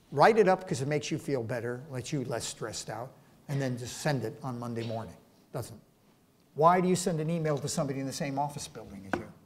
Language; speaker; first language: English; native; English